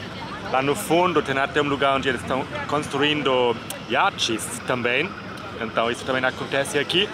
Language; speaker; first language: Portuguese; non-native, fluent; German